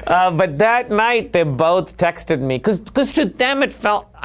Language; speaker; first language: English; non-native, local second language; Urdu